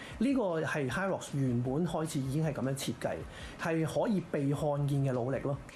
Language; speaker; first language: Cantonese; native; Cantonese